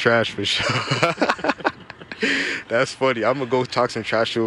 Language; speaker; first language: English; native; English